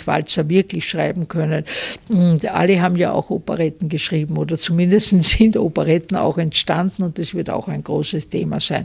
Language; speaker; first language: German; native; German